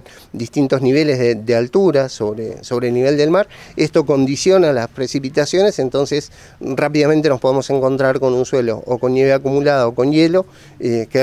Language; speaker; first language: Spanish; native; Spanish